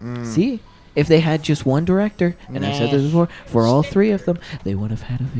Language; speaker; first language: English; native; English